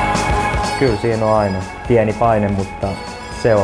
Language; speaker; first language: Finnish; native; Finnish